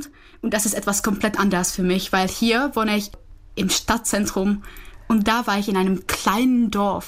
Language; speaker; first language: German; non-native, fluent; Czech